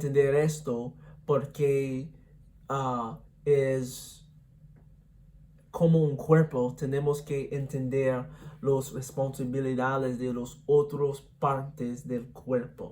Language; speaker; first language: Spanish; non-native, learner; English